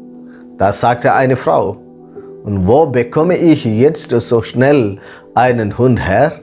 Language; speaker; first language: German; non-native, fluent; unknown